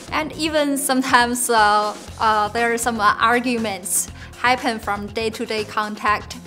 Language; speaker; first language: English; non-native, fluent; Chinese